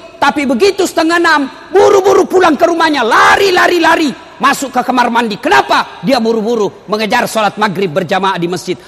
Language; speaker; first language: Indonesian; non-native, local second language; Buginese